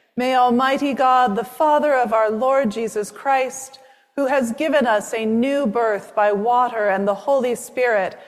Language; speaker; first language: English; native; English